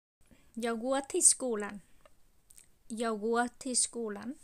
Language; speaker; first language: Swedish; non-native, fluent; Vietnamese